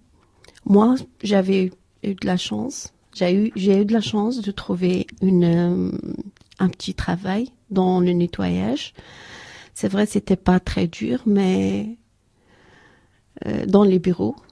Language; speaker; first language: French; non-native, learner; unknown